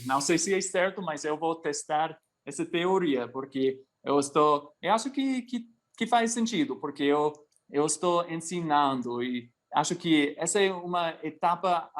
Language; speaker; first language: Portuguese; non-native, fluent; English